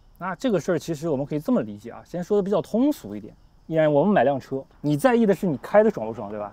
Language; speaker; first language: Chinese; native; Chinese